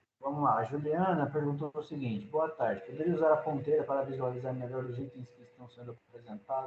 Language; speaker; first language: Portuguese; native; Portuguese